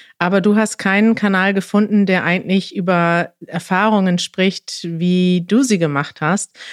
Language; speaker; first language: German; native; German